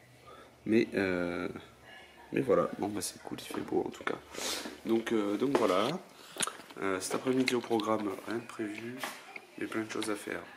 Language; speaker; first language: French; native; French